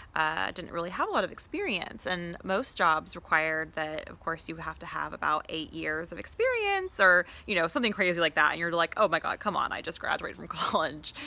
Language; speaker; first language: English; native; English